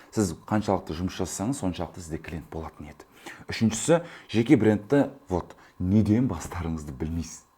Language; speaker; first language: Kazakh; early bilingual, heritage; Kazakh